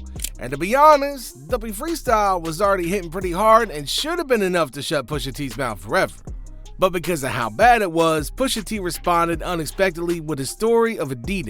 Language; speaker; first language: English; native; English